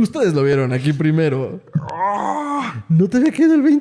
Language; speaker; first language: Spanish; native; Spanish